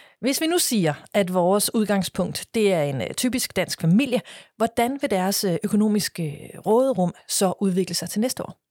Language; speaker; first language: Danish; native; Danish